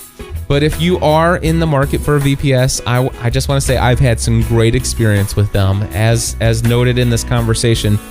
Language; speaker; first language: English; native; English